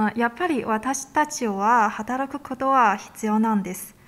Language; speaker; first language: Japanese; non-native, fluent; Chinese